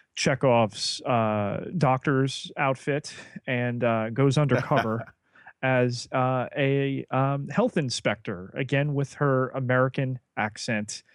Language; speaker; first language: English; native; English